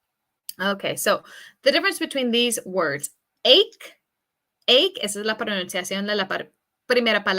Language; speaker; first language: Spanish; non-native, fluent; English